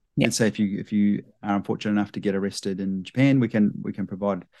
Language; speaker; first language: English; native; English